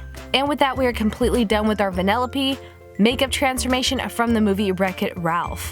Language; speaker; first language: English; native; English